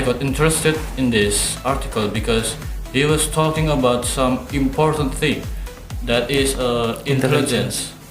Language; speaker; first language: English; non-native, learner; Indonesian